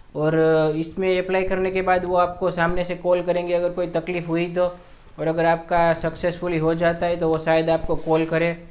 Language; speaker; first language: Hindi; non-native, local second language; Gujarati